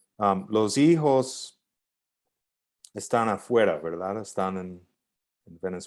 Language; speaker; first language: Spanish; non-native, fluent; English